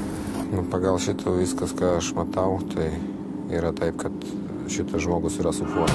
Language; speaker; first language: Lithuanian; non-native, learner; Russian